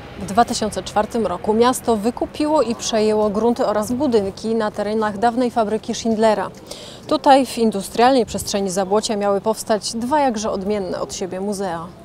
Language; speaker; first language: Polish; native; Polish